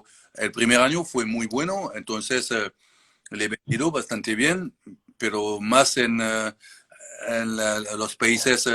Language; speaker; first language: Spanish; non-native, learner; French